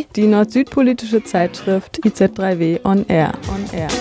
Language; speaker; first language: German; native; German